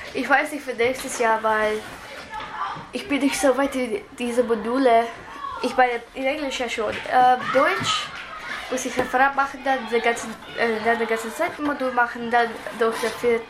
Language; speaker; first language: German; early bilingual, other home language; Croatian